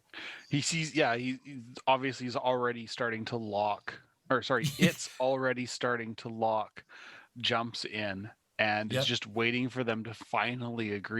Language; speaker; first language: English; native; English